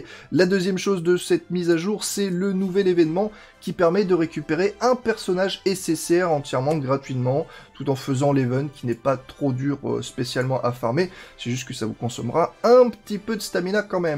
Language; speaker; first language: French; native; French